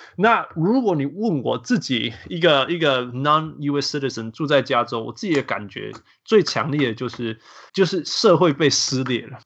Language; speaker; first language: Chinese; early bilingual, heritage; Chinese